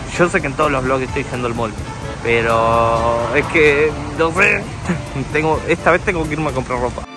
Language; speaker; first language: Spanish; native; Spanish